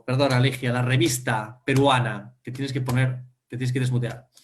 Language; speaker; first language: Spanish; native; Spanish